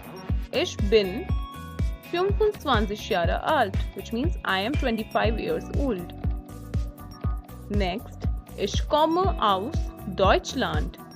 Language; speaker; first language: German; non-native, learner; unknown